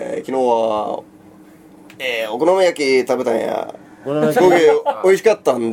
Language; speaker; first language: Japanese; non-native, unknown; Swedish